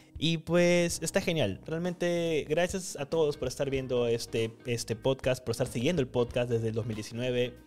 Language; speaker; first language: Spanish; native; Spanish